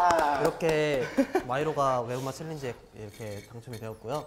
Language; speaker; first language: Korean; native; Korean